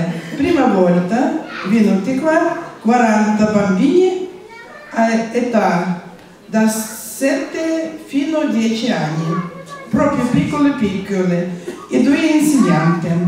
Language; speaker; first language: Italian; non-native, learner; Russian